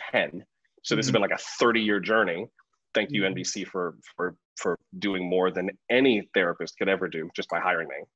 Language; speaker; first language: English; native; English